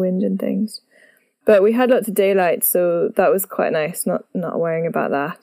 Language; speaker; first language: English; native; English